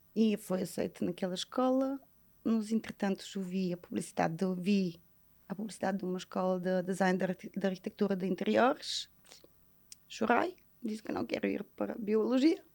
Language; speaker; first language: Portuguese; non-native, fluent; Bulgarian